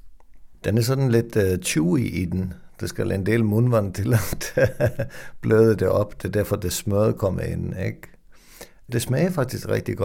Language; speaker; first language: Danish; non-native, fluent; Icelandic